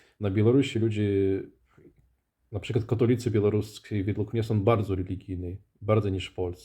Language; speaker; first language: Polish; non-native, fluent; Russian